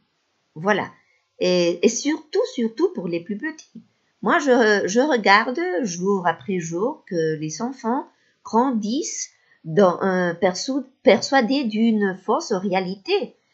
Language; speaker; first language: French; non-native, fluent; Spanish